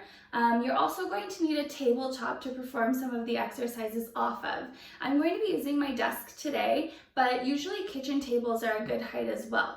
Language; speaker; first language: English; native; English